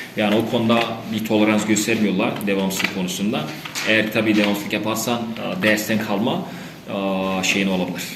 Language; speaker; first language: Turkish; non-native, fluent; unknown